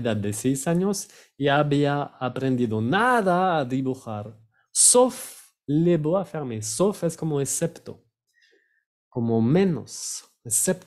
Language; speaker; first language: Spanish; non-native, fluent; French